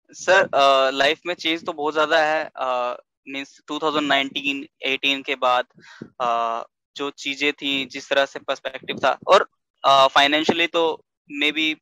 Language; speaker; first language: Hindi; native; Hindi